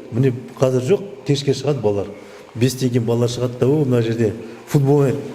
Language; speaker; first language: Kazakh; native; Kazakh